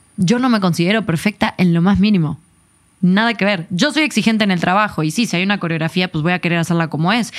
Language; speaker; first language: Spanish; native; Spanish